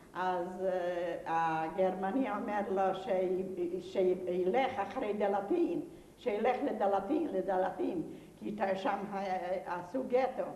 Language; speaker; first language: Hebrew; non-native, fluent; Yiddish